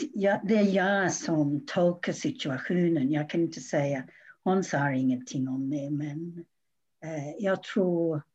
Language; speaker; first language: Swedish; non-native, fluent; English